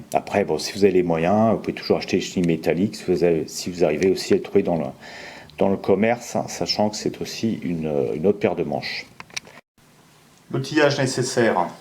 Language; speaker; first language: French; native; French